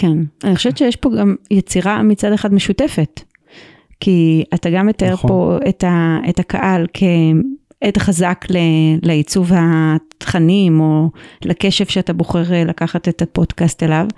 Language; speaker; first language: Hebrew; native; Hebrew